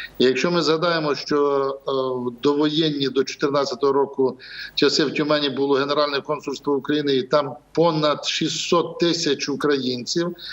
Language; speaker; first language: Ukrainian; native; Ukrainian